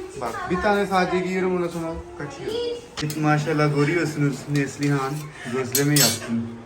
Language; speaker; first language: Turkish; non-native, learner; Urdu